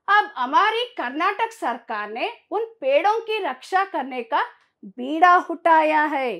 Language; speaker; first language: Hindi; non-native, local second language; Kannada